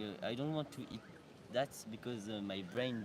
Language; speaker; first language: English; non-native, learner; French